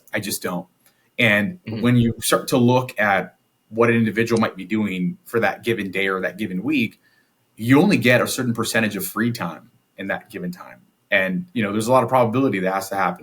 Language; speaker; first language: English; native; English